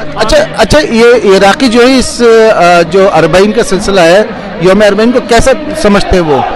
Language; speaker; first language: Urdu; native; Urdu